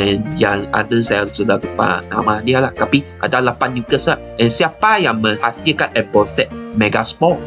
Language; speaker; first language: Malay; non-native, local second language; Chinese